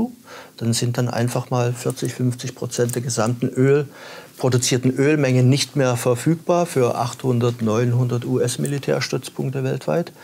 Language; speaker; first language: German; native; German